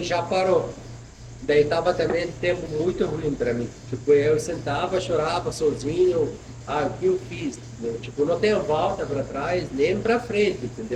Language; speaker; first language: Portuguese; non-native, fluent; Arabic